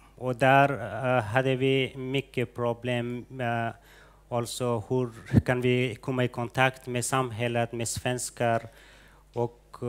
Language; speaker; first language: Swedish; non-native, fluent; Hazaragi